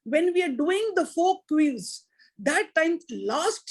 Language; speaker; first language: English; non-native, local second language; Punjabi